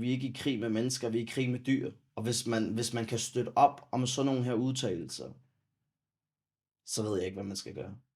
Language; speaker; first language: Danish; early bilingual, other home language; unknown